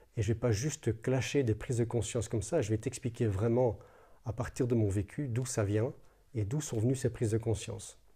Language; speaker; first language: French; native; French